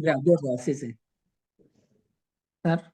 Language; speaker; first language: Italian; non-native, learner; Bangla